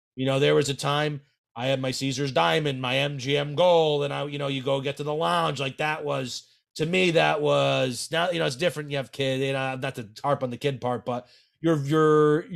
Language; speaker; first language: English; native; English